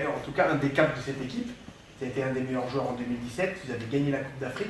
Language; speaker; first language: French; native; French